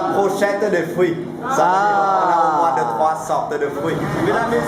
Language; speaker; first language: French; non-native, fluent; Vietnamese